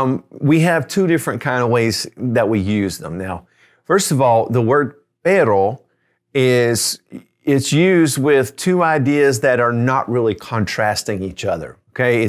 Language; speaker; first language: English; native; English